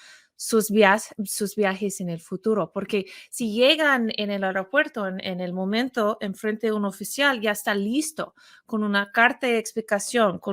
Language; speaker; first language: Spanish; non-native, fluent; English